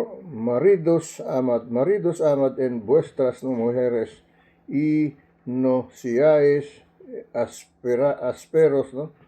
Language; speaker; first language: Spanish; non-native, learner; Filipino